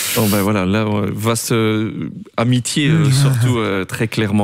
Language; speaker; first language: French; native; French